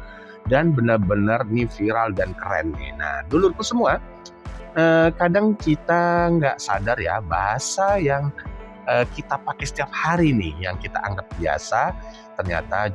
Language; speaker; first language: Indonesian; native; Indonesian